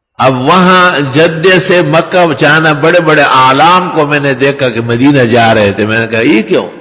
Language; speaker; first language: Urdu; non-native, local second language; Pashto